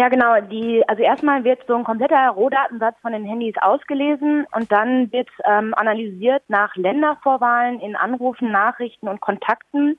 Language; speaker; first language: German; native; German